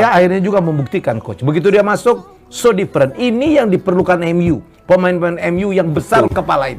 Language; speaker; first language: Indonesian; native; Indonesian